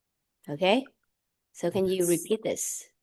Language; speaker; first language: English; non-native, fluent; Vietnamese